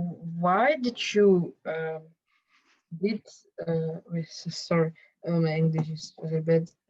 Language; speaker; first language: English; non-native, learner; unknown